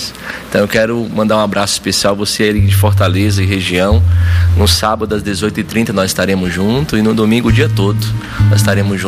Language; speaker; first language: Portuguese; native; Portuguese